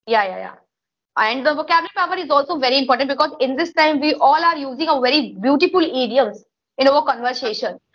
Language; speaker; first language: English; non-native, local second language; Hindi